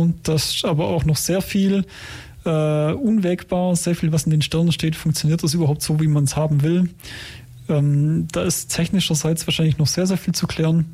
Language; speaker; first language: German; native; German